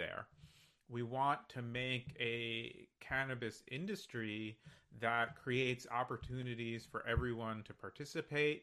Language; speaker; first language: English; native; English